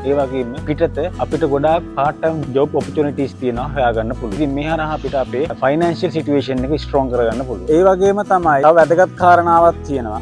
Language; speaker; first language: Sinhala; native; Sinhala